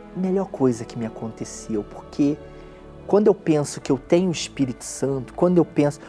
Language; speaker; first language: Portuguese; native; Portuguese